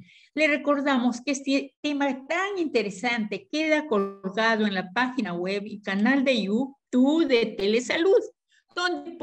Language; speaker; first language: Spanish; native; Spanish